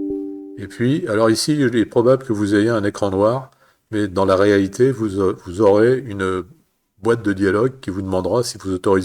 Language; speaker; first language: French; native; French